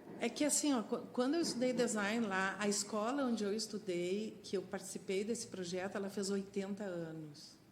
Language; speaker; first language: Portuguese; non-native, fluent; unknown